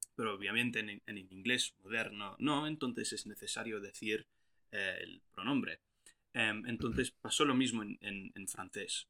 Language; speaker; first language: Spanish; non-native, fluent; English